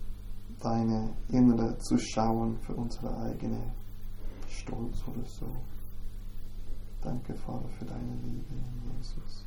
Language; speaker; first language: German; non-native, learner; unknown